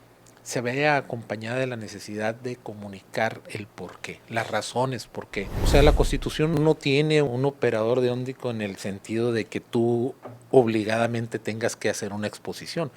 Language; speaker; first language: Spanish; native; Spanish